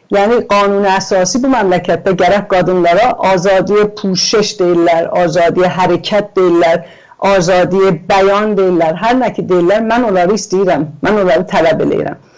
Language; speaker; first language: Azerbaijani; native; Azerbaijani